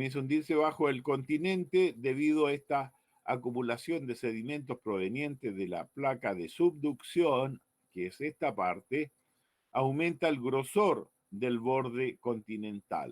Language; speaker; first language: Spanish; native; Spanish